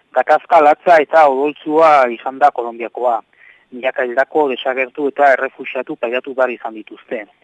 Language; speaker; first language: Basque; native; Basque